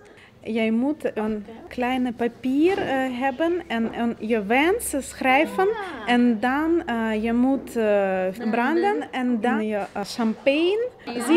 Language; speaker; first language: Dutch; non-native, learner; Russian